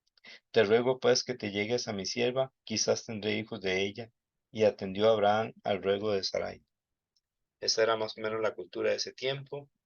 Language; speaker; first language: Spanish; native; Spanish